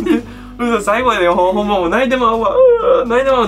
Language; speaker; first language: Japanese; native; Japanese